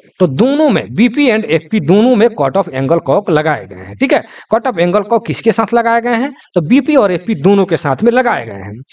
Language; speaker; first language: Hindi; native; Hindi